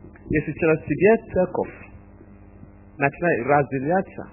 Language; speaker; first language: Russian; non-native, fluent; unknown